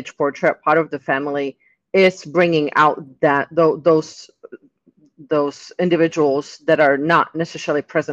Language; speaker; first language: English; non-native, fluent; Czech